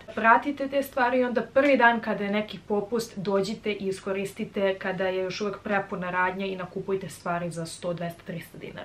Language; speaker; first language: Serbian; native; Serbian